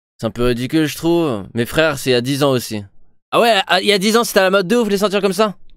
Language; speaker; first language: French; native; French